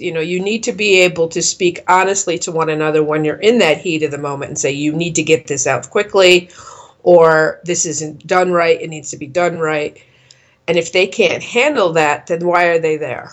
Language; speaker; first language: English; native; English